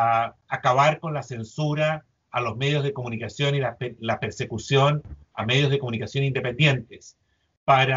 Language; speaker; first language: Spanish; native; Spanish